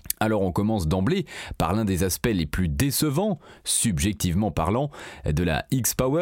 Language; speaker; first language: French; native; French